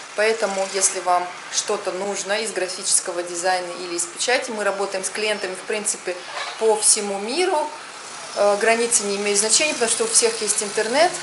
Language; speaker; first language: Russian; native; Russian